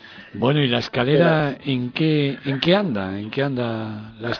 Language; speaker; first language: Spanish; native; Spanish